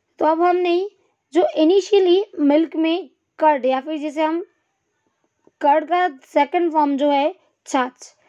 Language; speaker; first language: Hindi; non-native, local second language; Gujarati